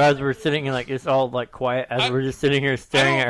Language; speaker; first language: English; native; English